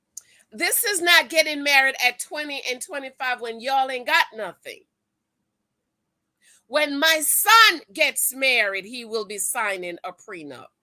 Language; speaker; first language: English; native; English